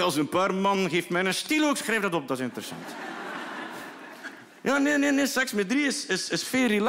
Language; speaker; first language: Dutch; native; Dutch